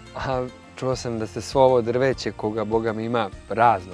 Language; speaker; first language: Bosnian; native; Bosnian